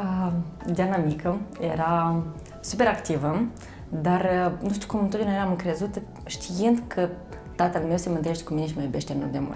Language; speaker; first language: Romanian; native; Romanian